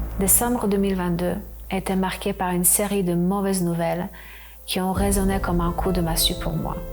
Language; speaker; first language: French; non-native, fluent; Polish